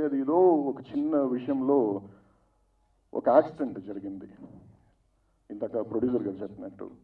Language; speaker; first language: Telugu; non-native, fluent; Tamil